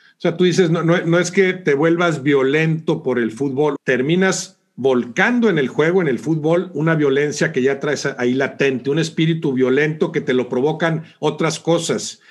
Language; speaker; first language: Spanish; native; Spanish